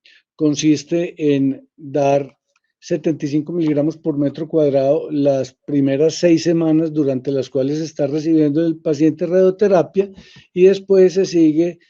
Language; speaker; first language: Spanish; native; Spanish